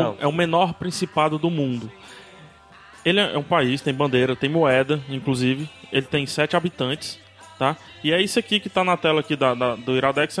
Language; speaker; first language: Portuguese; native; Portuguese